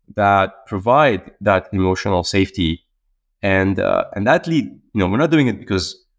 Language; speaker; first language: English; non-native, fluent; Arabic